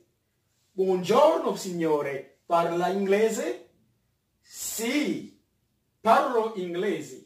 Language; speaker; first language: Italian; non-native, fluent; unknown